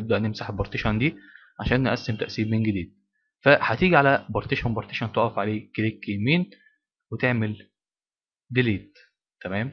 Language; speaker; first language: Arabic; native; Arabic